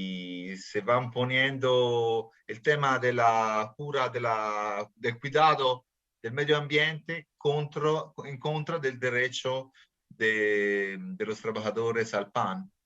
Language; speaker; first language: Spanish; non-native, fluent; Italian